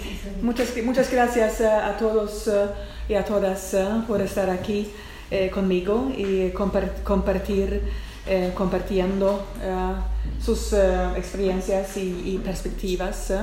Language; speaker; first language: Spanish; non-native, fluent; Swedish